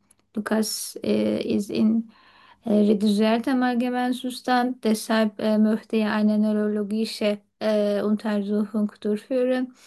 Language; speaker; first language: German; non-native, learner; Turkish